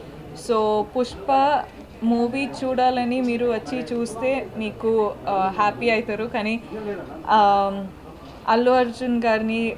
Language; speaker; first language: Telugu; non-native, local second language; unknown